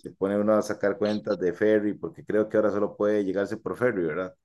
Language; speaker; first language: Spanish; native; Spanish